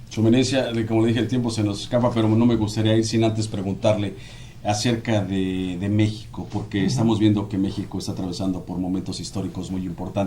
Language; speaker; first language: Spanish; native; Spanish